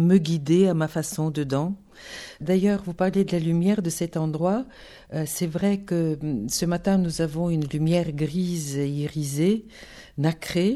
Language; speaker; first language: French; non-native, fluent; Bulgarian